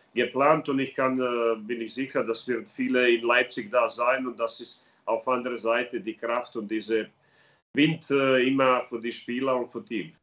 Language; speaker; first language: German; non-native, learner; Serbian